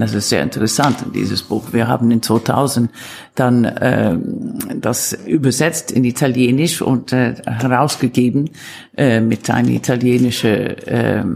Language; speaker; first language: German; non-native, fluent; Italian